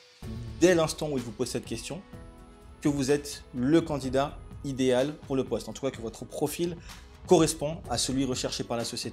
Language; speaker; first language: French; native; French